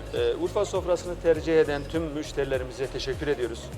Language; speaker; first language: Turkish; native; Turkish